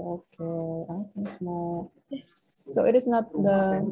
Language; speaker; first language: English; non-native, fluent; Indonesian